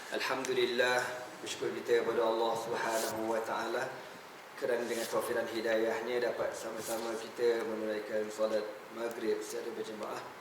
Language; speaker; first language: Malay; native; Malay